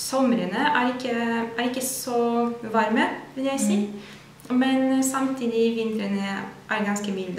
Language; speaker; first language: Norwegian; non-native, fluent; Polish